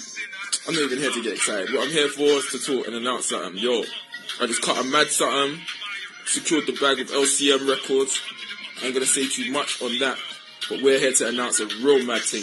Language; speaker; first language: English; native; English